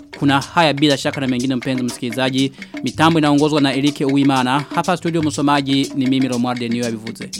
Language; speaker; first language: Swahili; non-native, local second language; Rundi